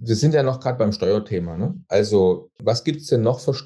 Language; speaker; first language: German; native; German